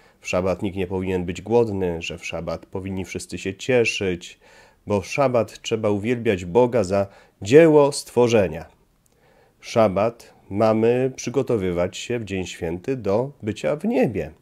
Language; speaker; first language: Polish; native; Polish